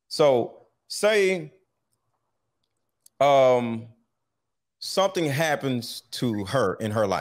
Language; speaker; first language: English; native; English